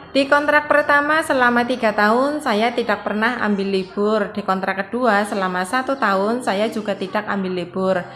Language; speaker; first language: Indonesian; native; Indonesian